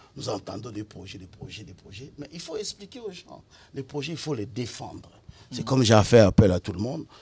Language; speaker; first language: French; non-native, local second language; Lingala